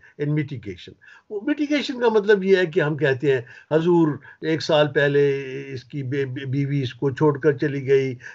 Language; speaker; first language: Urdu; native; Urdu